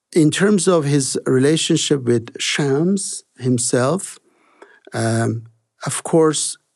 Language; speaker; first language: English; non-native, fluent; Persian